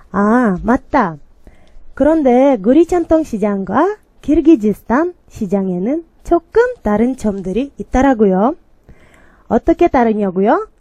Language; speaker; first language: Korean; non-native, learner; Kyrgyz